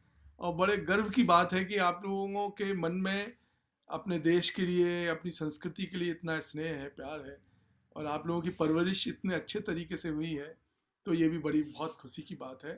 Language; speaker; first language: Hindi; native; Hindi